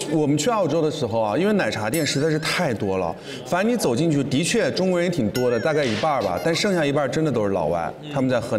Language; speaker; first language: Chinese; native; Chinese